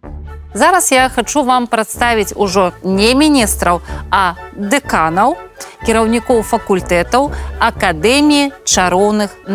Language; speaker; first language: Belarusian; native; Belarusian